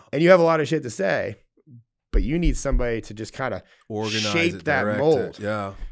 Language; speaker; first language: English; native; English